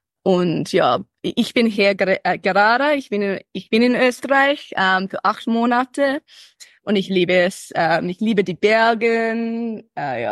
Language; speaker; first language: German; early bilingual, heritage; English